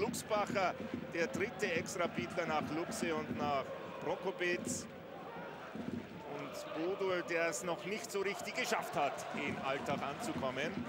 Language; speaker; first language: German; native; German